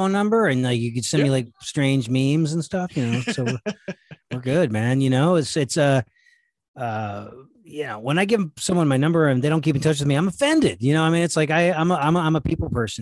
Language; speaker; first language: English; native; English